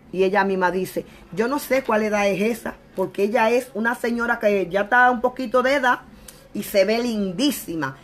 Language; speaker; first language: Spanish; native; Spanish